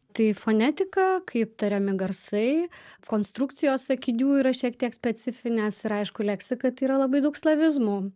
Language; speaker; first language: Lithuanian; native; Lithuanian